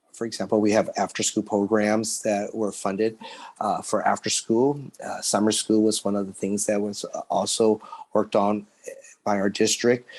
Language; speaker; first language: English; early bilingual, other home language; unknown